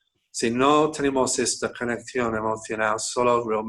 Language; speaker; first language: Spanish; non-native, fluent; English